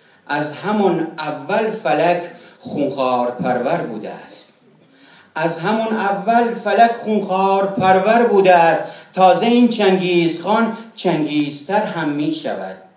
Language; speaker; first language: Persian; non-native, local second language; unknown